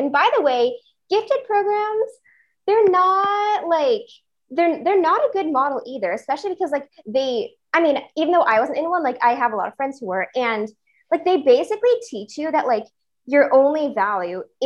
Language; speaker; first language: English; native; English